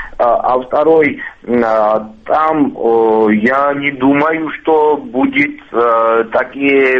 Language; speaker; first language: Russian; non-native, fluent; Georgian